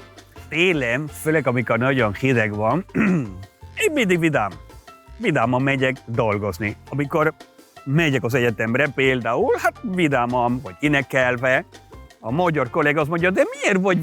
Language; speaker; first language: Hungarian; non-native, fluent; Spanish